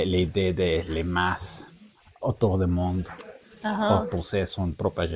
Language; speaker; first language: French; non-native, learner; Spanish